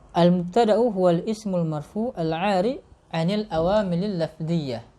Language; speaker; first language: Arabic; non-native, fluent; Indonesian